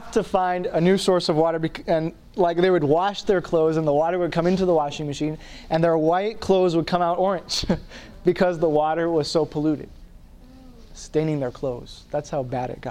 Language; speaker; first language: English; native; English